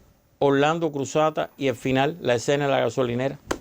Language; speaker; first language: Spanish; native; Spanish